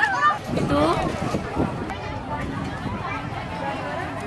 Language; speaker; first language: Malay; non-native, local second language; Minangkabau